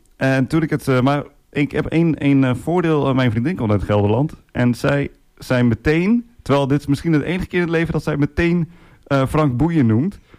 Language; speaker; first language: Dutch; native; Dutch